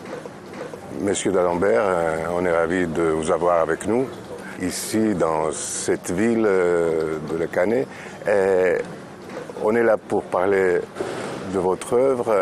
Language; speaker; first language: French; non-native, fluent; Greek